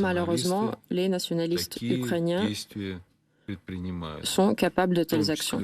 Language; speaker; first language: French; non-native, fluent; Russian